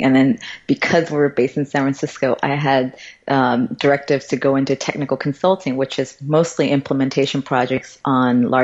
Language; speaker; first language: English; early bilingual, other home language; Cantonese